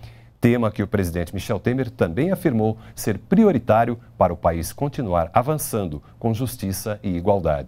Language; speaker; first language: Portuguese; native; Portuguese